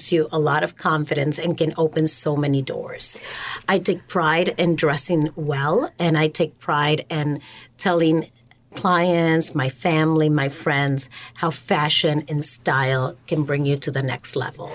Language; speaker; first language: English; non-native, fluent; Spanish